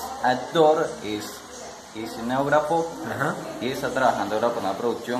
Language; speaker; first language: Spanish; native; Spanish